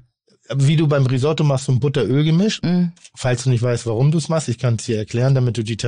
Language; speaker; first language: German; native; German